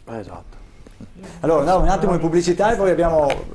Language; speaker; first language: Italian; native; Italian